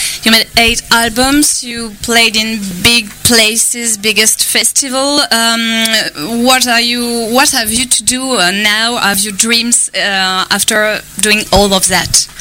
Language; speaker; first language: English; non-native, fluent; French